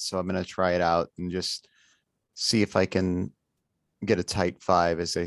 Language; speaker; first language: English; native; English